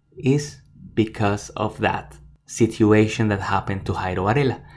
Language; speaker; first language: English; non-native, fluent; Spanish